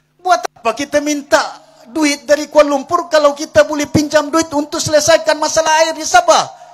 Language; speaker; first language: Malay; non-native, local second language; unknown